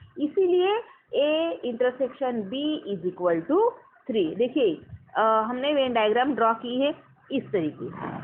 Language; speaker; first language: Hindi; non-native, local second language; Marathi